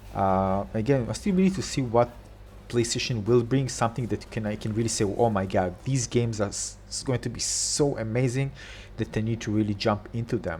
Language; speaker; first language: English; non-native, fluent; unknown